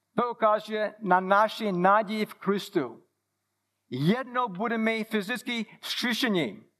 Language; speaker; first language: Czech; non-native, fluent; English